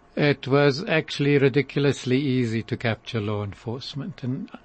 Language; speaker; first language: English; native; English